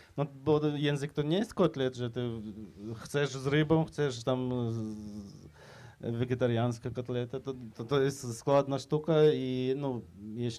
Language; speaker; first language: Polish; non-native, fluent; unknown